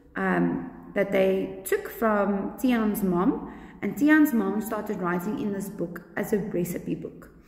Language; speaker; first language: English; non-native, local second language; Afrikaans